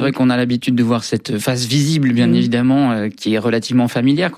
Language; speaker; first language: French; native; French